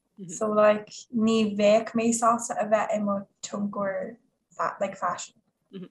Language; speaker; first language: Irish; non-native, local second language; English